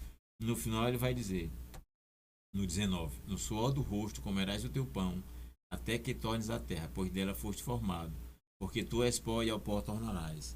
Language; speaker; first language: Portuguese; native; Portuguese